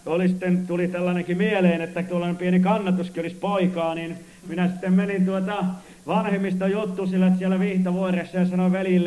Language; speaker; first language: Finnish; native; Finnish